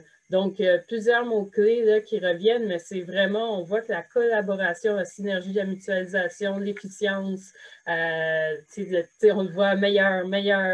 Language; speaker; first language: French; native; French